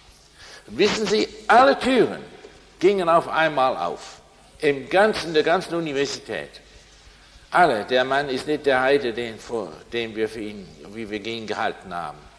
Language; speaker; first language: German; non-native, fluent; English